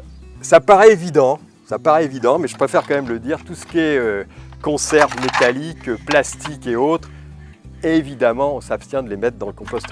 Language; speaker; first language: French; native; French